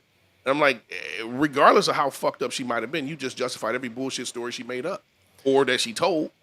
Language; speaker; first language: English; native; English